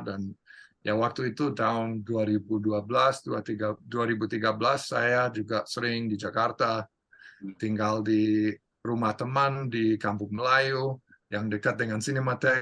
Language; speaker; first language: Indonesian; non-native, fluent; English